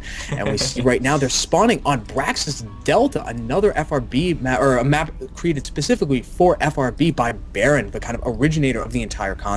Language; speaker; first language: English; native; English